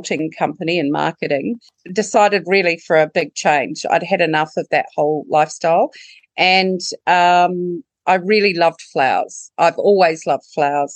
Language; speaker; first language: English; native; English